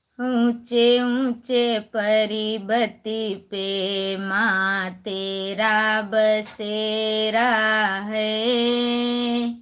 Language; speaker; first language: Hindi; native; Hindi